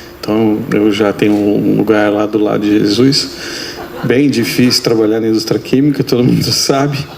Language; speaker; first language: Portuguese; native; Portuguese